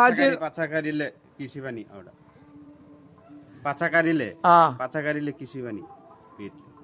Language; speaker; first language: Malayalam; non-native, learner; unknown